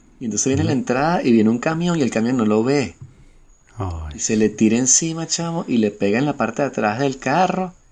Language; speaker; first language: Spanish; native; Spanish